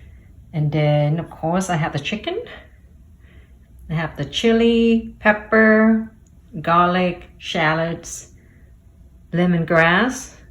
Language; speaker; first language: English; early bilingual, other home language; Vietnamese